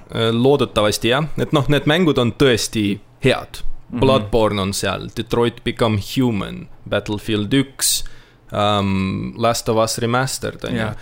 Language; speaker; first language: Estonian; non-native, local second language; Russian